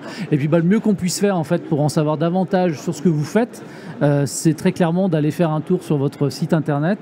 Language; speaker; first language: French; native; French